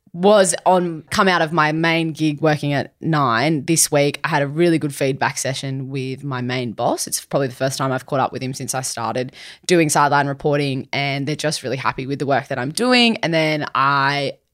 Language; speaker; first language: English; native; English